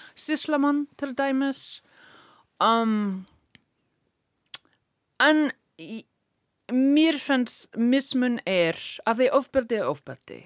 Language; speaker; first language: Icelandic; non-native, learner; English